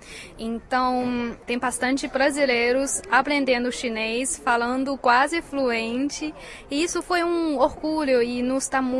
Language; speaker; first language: Portuguese; non-native, fluent; Chinese